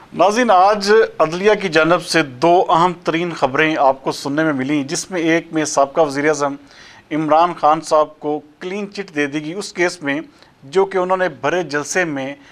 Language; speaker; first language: Urdu; native; Urdu